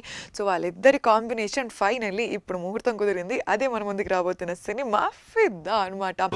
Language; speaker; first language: Telugu; native; Telugu